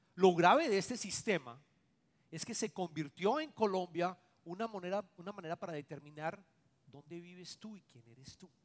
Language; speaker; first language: Spanish; native; Spanish